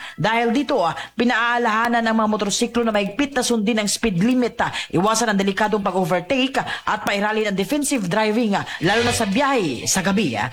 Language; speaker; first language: Filipino; non-native, local second language; Cebuano